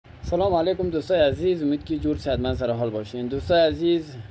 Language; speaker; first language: Persian; native; Persian